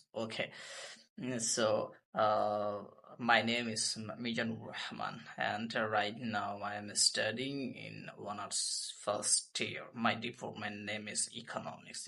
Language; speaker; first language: English; non-native, learner; Bangla